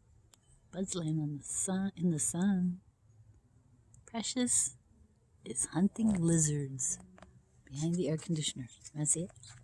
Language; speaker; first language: English; native; English